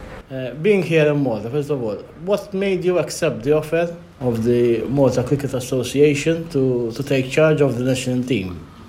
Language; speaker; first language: English; non-native, local second language; Maltese